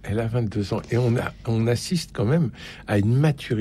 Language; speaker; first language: French; native; French